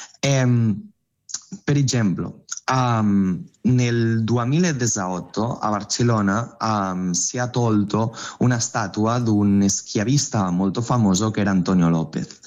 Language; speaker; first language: Italian; non-native, learner; Catalan